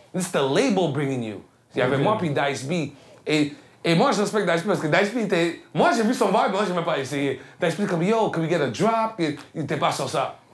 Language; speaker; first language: French; native; French